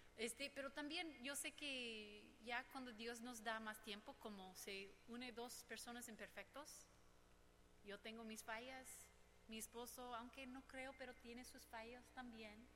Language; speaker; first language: Spanish; non-native, fluent; English